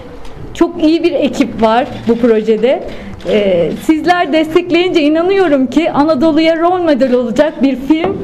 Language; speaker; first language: Turkish; native; Turkish